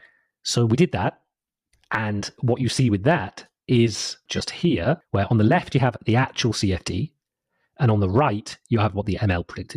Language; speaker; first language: English; native; English